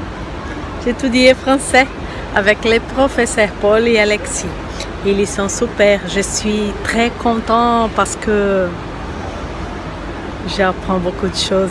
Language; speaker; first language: French; non-native, learner; Portuguese